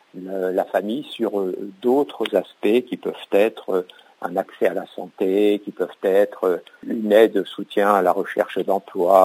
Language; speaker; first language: French; native; French